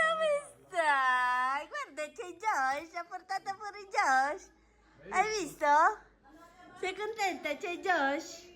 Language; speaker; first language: Italian; non-native, learner; Filipino